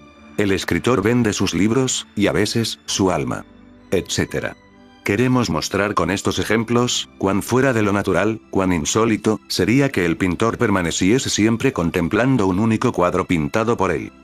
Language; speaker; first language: Spanish; native; Spanish